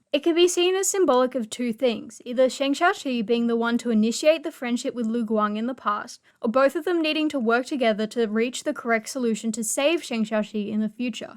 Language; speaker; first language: English; native; English